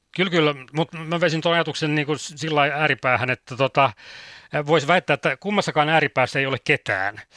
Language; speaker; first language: Finnish; native; Finnish